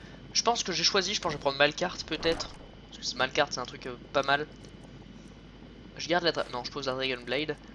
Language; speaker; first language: French; native; French